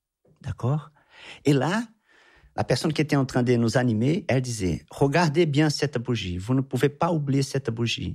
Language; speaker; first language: French; non-native, fluent; Portuguese